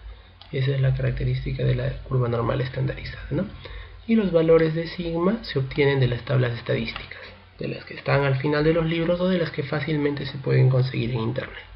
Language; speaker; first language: Spanish; native; Spanish